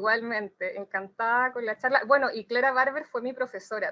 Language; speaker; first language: Spanish; native; Spanish